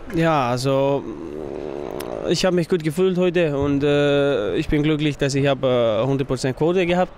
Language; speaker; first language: German; non-native, fluent; Icelandic